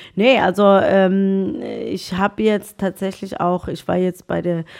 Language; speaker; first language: German; non-native, fluent; Tswana